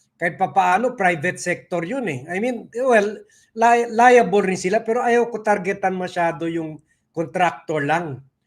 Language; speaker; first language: Filipino; non-native, local second language; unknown